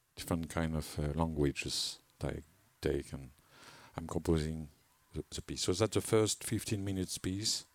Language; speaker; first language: English; non-native, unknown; French